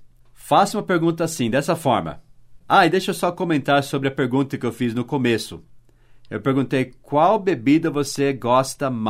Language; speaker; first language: Portuguese; non-native, fluent; English